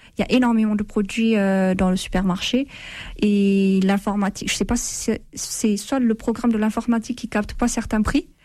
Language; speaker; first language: French; non-native, fluent; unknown